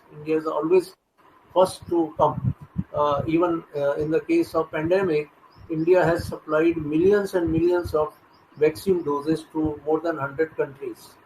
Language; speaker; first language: English; non-native, local second language; Hindi